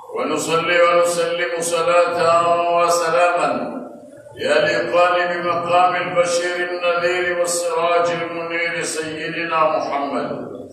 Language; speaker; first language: Arabic; non-native, local second language; Ngazidja Comorian